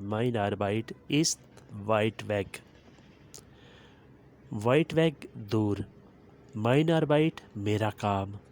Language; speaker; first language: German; non-native, learner; Urdu